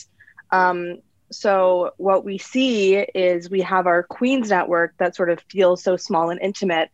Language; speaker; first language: English; native; English